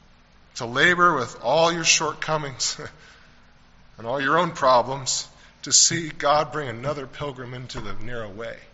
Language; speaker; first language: English; native; English